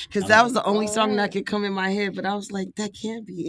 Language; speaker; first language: English; native; English